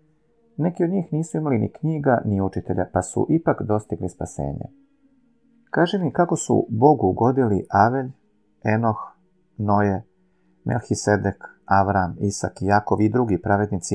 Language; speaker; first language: Serbian; native; Serbian